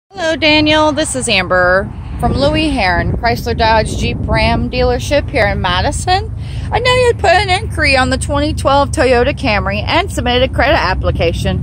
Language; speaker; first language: English; native; English